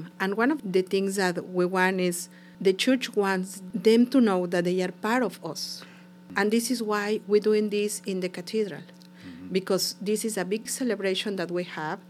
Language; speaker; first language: English; non-native, learner; Spanish